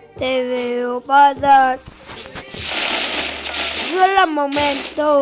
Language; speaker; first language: Spanish; native; Spanish